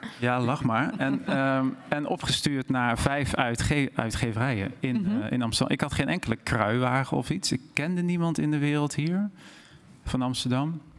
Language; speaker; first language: Dutch; native; Dutch